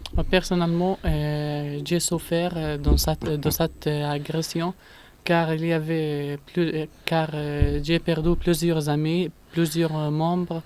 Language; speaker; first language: French; non-native, learner; Arabic